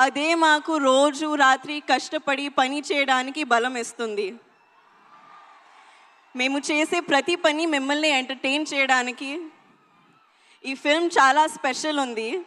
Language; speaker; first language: Telugu; non-native, local second language; Hindi